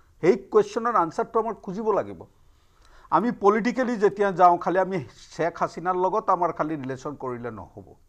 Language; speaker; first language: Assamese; non-native, local second language; Bangla